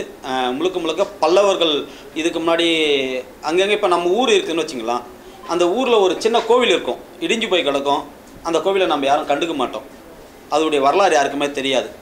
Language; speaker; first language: Tamil; native; Tamil